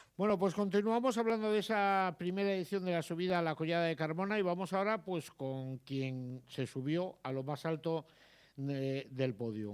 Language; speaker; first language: Spanish; native; Spanish